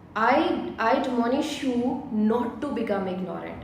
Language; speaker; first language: English; non-native, local second language; Urdu